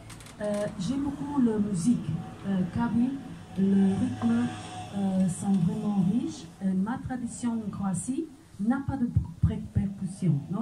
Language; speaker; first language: French; non-native, fluent; Croatian